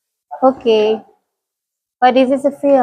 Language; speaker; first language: English; non-native, learner; Indonesian